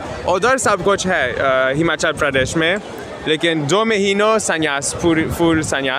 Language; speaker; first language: Hindi; non-native, learner; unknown